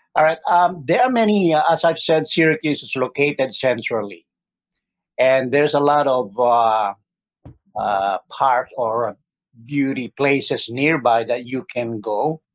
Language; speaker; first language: English; non-native, local second language; Filipino